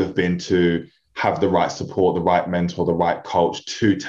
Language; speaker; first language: English; native; English